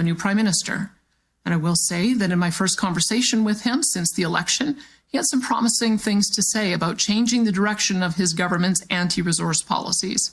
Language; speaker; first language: English; native; English